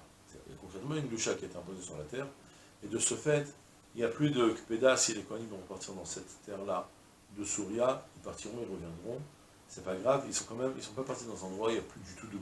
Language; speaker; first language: French; native; French